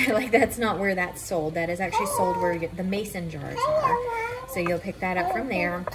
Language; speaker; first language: English; native; English